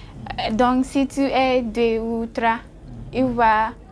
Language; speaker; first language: French; non-native, learner; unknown